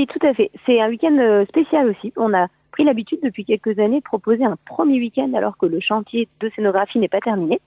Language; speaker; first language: French; native; French